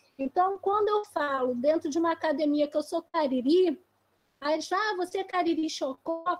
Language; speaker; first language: Portuguese; native; Portuguese